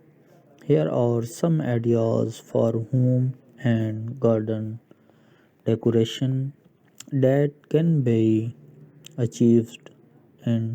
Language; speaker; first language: English; non-native, local second language; Urdu